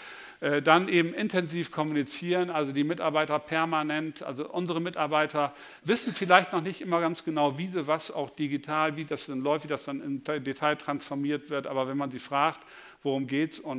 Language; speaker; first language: German; native; German